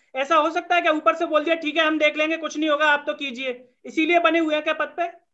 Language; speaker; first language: Hindi; native; Hindi